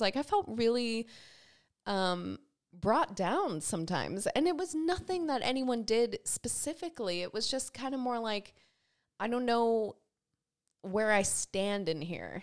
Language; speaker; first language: English; native; English